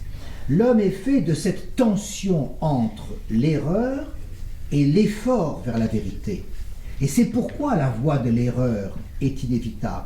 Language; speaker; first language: French; native; French